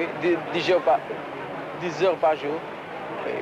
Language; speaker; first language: French; non-native, fluent; Portuguese